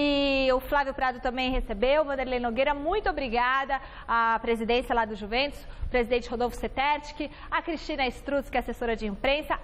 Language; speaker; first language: Portuguese; native; Portuguese